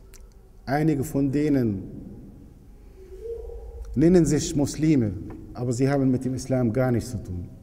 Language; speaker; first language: German; non-native, fluent; Arabic